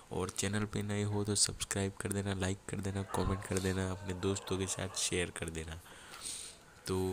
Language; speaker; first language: Hindi; native; Hindi